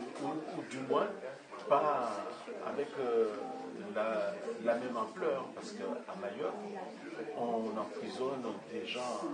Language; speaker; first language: French; non-native, local second language; Comorian